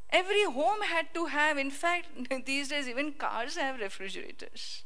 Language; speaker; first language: English; non-native, local second language; Hindi